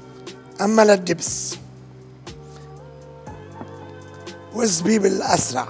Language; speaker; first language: Arabic; native; Arabic